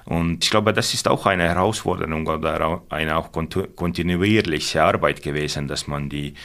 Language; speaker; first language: German; non-native, fluent; Estonian